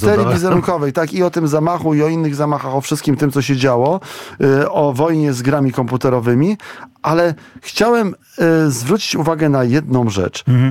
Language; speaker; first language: Polish; native; Polish